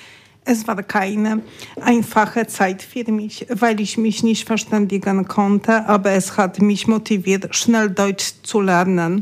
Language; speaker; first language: German; non-native, learner; Polish